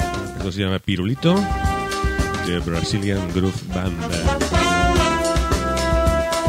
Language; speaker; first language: Spanish; native; Spanish